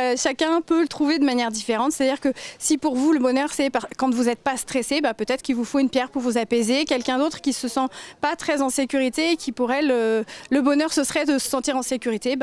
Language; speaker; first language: French; native; French